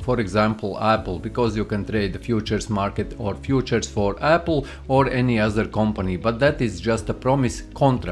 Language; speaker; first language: English; non-native, fluent; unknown